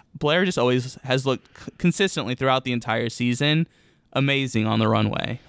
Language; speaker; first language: English; early bilingual, other home language; Romanian